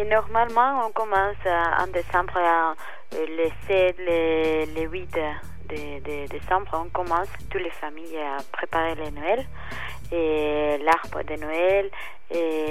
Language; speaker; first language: French; non-native, fluent; Spanish